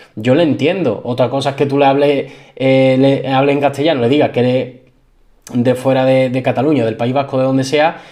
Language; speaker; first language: Spanish; native; Spanish